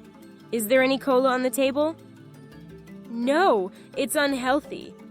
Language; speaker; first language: English; non-native, fluent; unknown